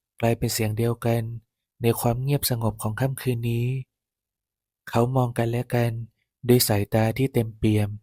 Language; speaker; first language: Thai; native; Thai